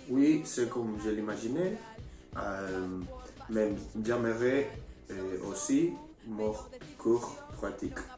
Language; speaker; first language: French; non-native, learner; Spanish